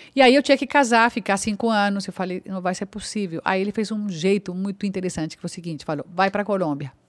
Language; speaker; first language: Portuguese; non-native, fluent; Spanish